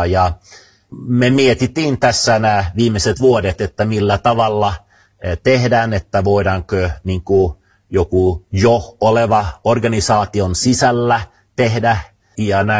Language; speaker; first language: Finnish; early bilingual, other home language; Swedish